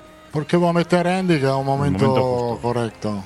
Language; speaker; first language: Spanish; non-native, fluent; Italian